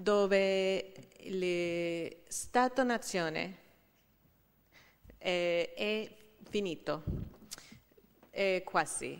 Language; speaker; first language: Italian; non-native, fluent; English